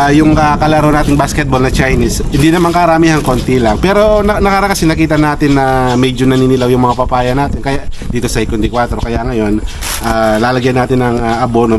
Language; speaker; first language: Filipino; native; Filipino